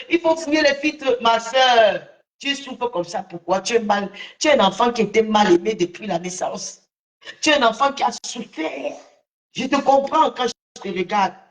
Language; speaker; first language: French; native; French